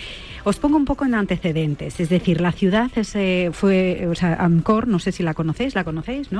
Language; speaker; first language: Spanish; native; Spanish